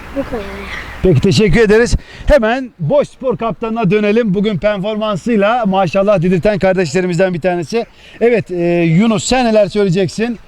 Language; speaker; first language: Turkish; native; Turkish